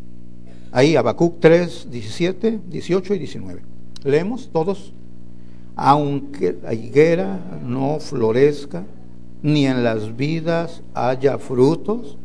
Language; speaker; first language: Spanish; native; Spanish